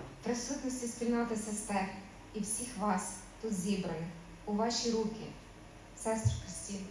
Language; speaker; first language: Ukrainian; native; Ukrainian